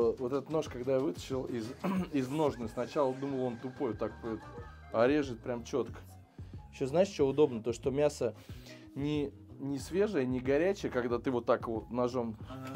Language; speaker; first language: Russian; native; Russian